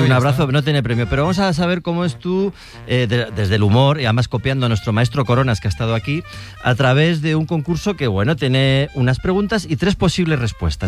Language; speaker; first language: Spanish; native; Spanish